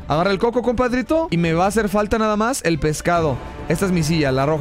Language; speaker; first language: Spanish; native; Spanish